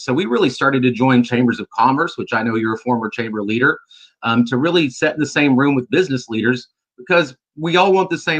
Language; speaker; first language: English; native; English